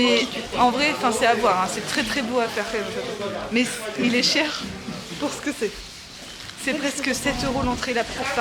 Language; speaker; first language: French; native; French